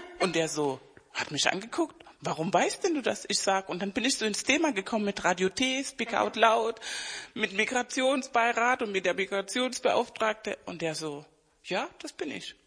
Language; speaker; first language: German; non-native, fluent; Spanish